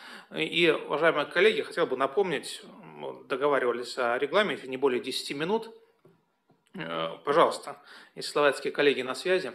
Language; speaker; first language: Russian; native; Russian